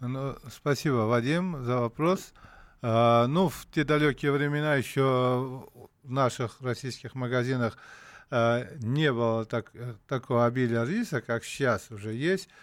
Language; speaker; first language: Russian; non-native, local second language; Uzbek